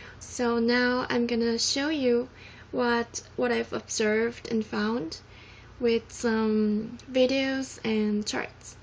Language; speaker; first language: English; non-native, fluent; Korean